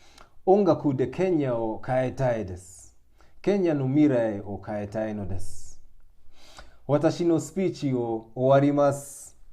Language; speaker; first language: Japanese; non-native, learner; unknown